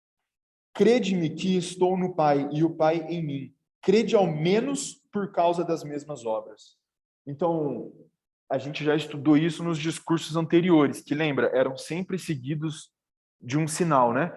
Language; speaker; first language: Portuguese; native; Portuguese